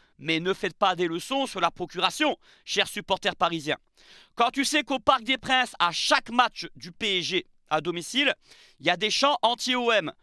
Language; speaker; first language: French; native; French